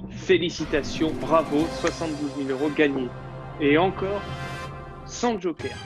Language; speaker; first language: French; native; French